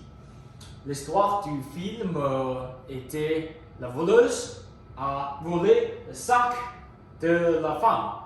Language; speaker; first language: French; non-native, learner; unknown